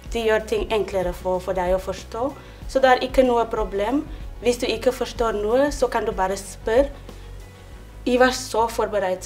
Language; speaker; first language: Norwegian; non-native, fluent; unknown